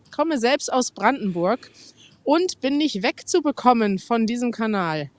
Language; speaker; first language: German; native; German